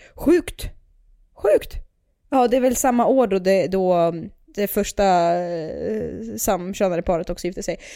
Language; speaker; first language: Swedish; early bilingual, other home language; Russian